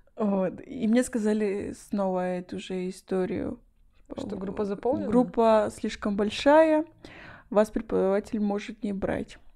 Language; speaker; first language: Russian; non-native, fluent; Spanish